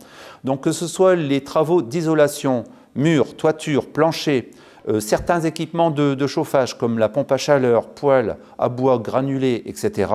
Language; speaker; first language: French; native; French